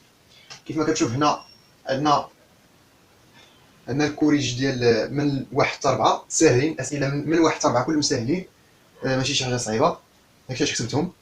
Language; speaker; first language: Arabic; native; Arabic